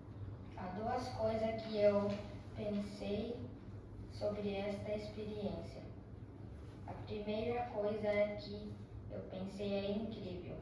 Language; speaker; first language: Portuguese; early bilingual, heritage; Portuguese